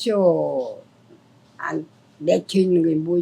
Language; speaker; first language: Korean; native; Korean